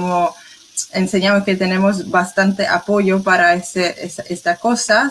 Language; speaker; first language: Spanish; non-native, fluent; English